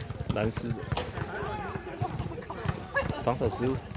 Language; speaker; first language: Chinese; native; Chinese